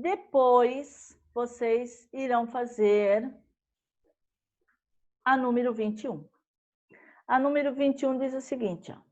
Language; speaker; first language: Portuguese; native; Portuguese